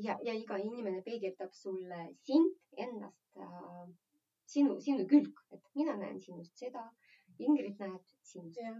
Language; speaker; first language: Estonian; non-native, local second language; Russian